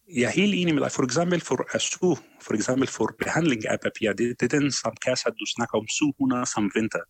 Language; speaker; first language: Danish; non-native, fluent; Arabic